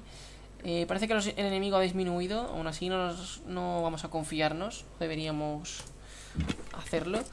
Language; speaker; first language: Spanish; native; Spanish